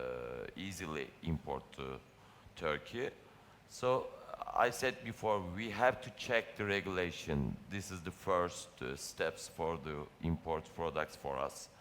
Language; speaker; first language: English; non-native, learner; Turkish